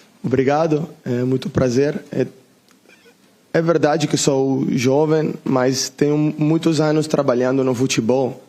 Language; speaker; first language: Portuguese; non-native, learner; Italian